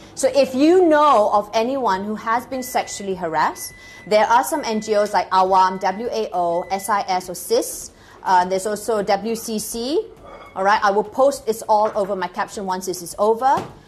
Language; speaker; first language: English; non-native, local second language; Malay